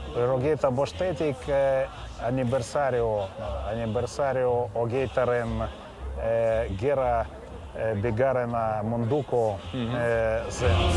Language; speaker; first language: Basque; non-native, learner; Russian